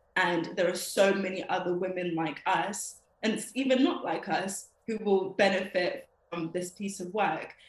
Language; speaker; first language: English; native; English